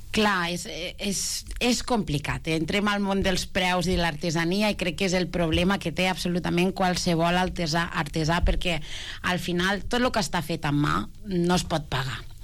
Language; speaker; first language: Catalan; native; Catalan